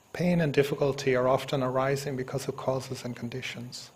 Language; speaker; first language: English; native; English